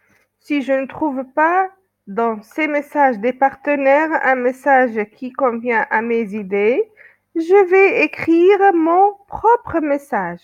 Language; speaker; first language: French; non-native, local second language; Arabic